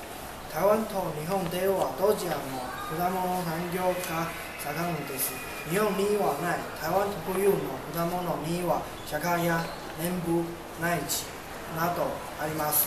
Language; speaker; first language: Japanese; non-native, learner; Chinese